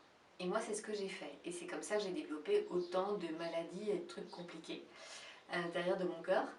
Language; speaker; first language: French; native; French